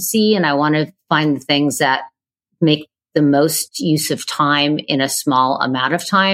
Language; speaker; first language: English; native; English